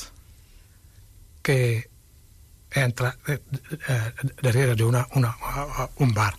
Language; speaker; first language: Catalan; non-native, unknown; Wolof